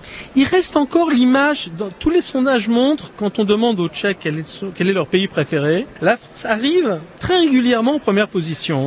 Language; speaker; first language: French; native; French